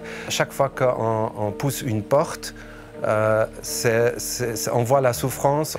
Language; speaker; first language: French; early bilingual, other home language; Persian